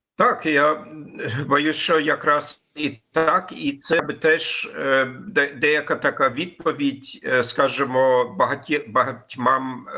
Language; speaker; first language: Ukrainian; non-native, fluent; German